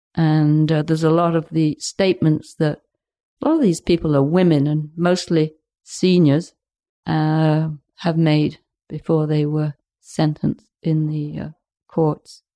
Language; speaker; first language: English; native; English